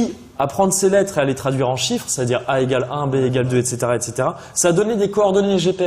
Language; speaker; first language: French; native; French